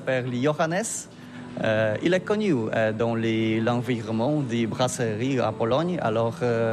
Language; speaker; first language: French; non-native, learner; Polish